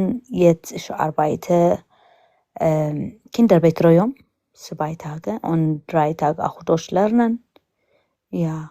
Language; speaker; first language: German; non-native, learner; Amharic